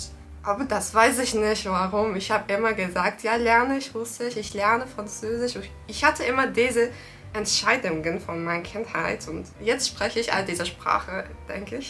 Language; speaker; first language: German; non-native, learner; Turkish